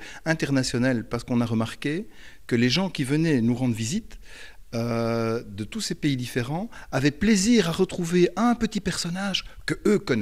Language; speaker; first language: French; native; French